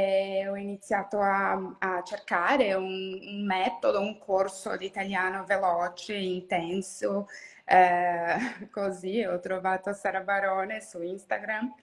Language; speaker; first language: Italian; non-native, learner; Portuguese